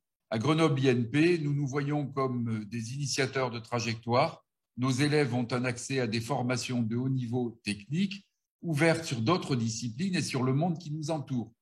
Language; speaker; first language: French; native; French